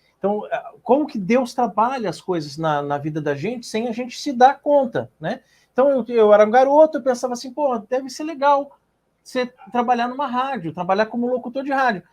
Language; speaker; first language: Portuguese; native; Portuguese